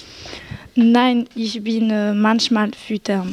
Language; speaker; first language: German; non-native, local second language; French